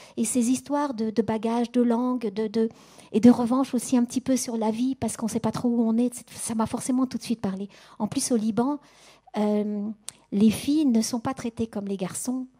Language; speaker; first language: French; native; French